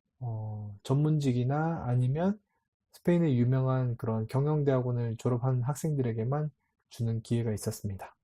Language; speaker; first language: Korean; native; Korean